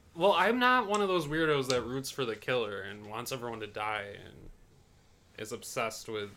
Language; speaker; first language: English; native; English